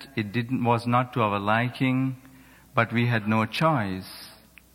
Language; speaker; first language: English; non-native, local second language; Sinhala